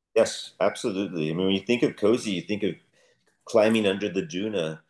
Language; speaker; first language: English; native; English